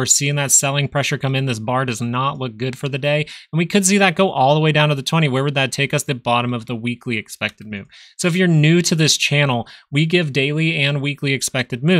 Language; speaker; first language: English; native; English